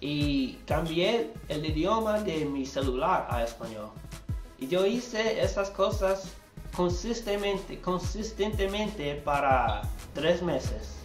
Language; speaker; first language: Spanish; non-native, learner; English